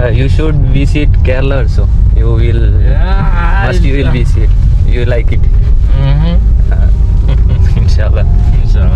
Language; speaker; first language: English; non-native, learner; Malayalam